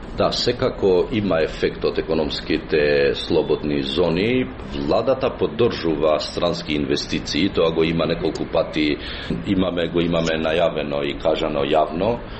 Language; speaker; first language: Macedonian; non-native, local second language; Albanian